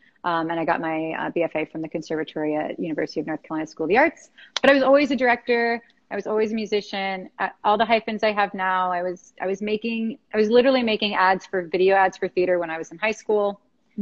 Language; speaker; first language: English; native; English